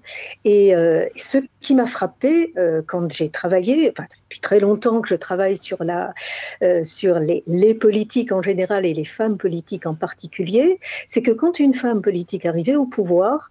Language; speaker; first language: French; native; French